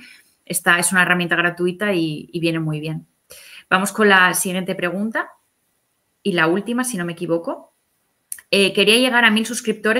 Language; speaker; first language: Spanish; native; Spanish